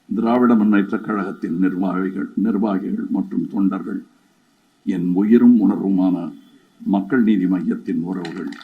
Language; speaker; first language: Tamil; native; Tamil